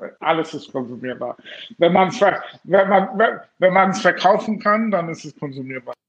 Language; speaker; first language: German; non-native, fluent; English